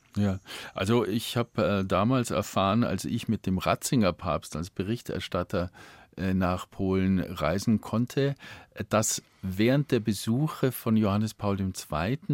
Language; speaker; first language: German; native; German